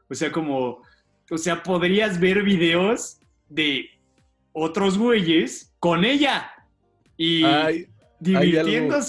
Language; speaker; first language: Spanish; native; Spanish